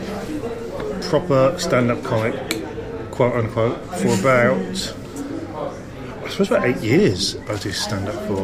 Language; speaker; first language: English; native; English